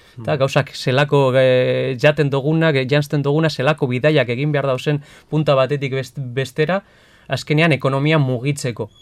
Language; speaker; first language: Basque; non-native, local second language; Spanish